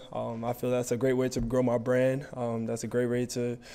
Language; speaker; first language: English; native; English